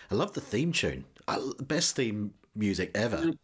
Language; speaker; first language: English; native; English